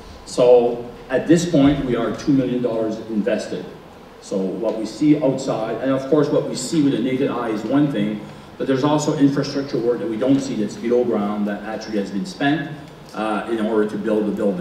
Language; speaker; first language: English; non-native, local second language; French